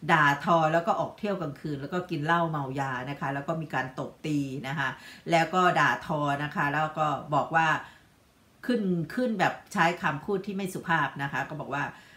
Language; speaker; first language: Thai; native; Thai